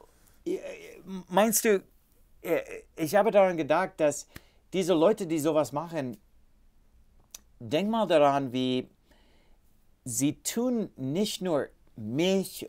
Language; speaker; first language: German; non-native, learner; English